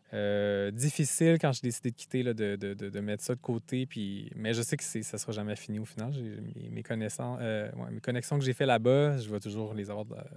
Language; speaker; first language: French; native; French